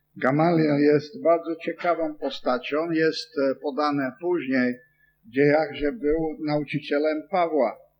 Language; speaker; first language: Polish; non-native, fluent; English